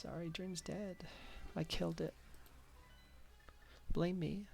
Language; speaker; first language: English; native; English